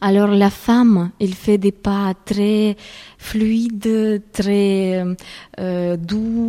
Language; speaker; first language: French; non-native, fluent; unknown